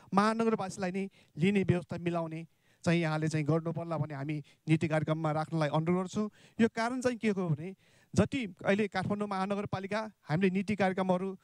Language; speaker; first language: Nepali; non-native, local second language; Newari